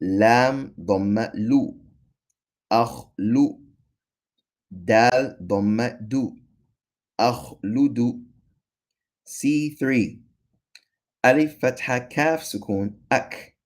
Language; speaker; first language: Arabic; non-native, fluent; English